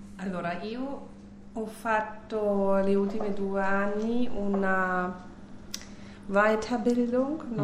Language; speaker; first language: Italian; non-native, fluent; German